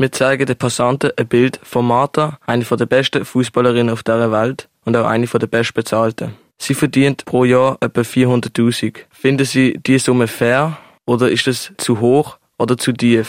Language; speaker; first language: German; native; German